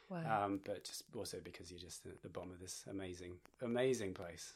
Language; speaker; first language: English; native; English